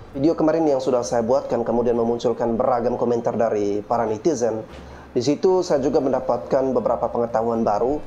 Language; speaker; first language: Indonesian; native; Indonesian